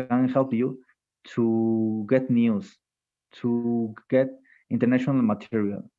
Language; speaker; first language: English; non-native, fluent; Spanish